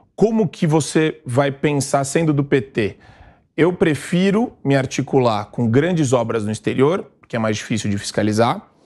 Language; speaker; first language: Portuguese; native; Portuguese